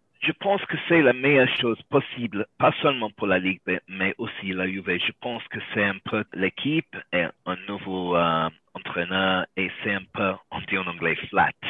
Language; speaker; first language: French; non-native, learner; English